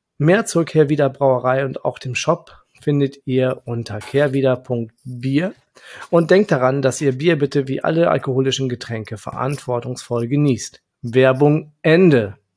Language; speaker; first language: German; native; German